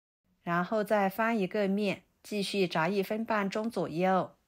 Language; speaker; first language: Chinese; native; Chinese